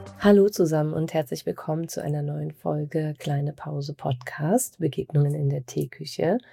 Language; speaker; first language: German; native; German